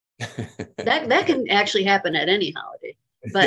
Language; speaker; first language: English; native; English